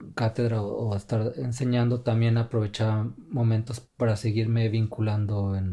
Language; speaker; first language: Spanish; native; Spanish